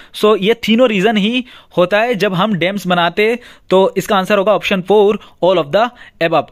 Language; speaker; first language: Hindi; non-native, local second language; Bangla